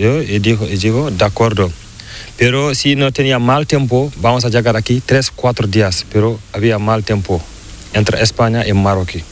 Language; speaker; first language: Spanish; non-native, learner; Fula